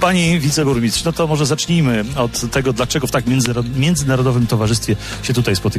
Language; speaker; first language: Polish; native; Polish